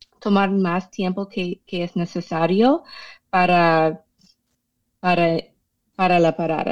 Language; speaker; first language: Spanish; non-native, fluent; English